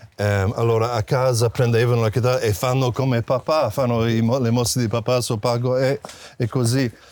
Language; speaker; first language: Italian; non-native, fluent; English